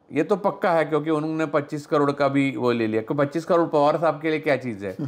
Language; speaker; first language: Hindi; non-native, local second language; Marathi